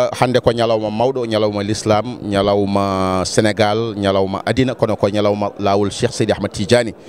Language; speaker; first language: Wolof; non-native, local second language; Fula